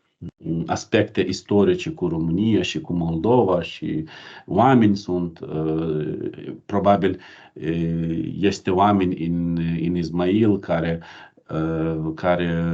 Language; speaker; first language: Romanian; non-native, learner; Ukrainian